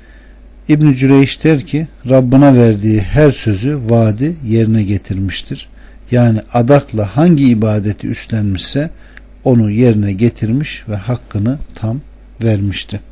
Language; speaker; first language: Turkish; native; Turkish